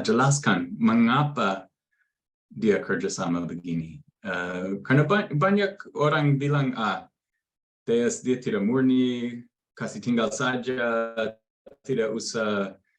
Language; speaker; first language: Indonesian; non-native, fluent; English